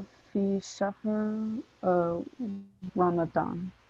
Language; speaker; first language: Arabic; non-native, learner; English